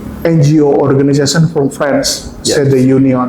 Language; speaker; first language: English; non-native, local second language; Indonesian